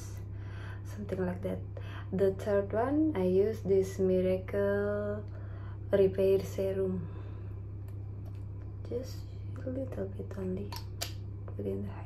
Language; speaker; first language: English; non-native, learner; Indonesian